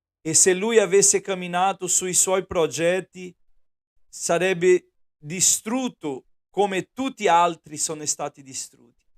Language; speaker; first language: Italian; non-native, fluent; Portuguese